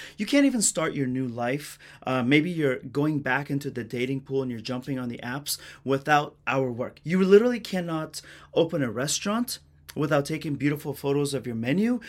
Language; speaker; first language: English; early bilingual, other home language; Persian